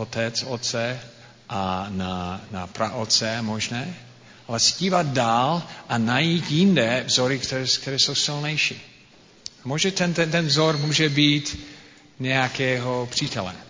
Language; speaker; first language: Czech; non-native, fluent; English